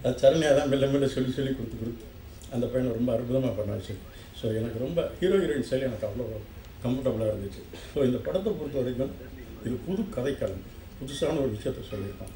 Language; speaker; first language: Tamil; native; Tamil